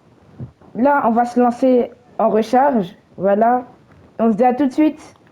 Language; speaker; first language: French; native; French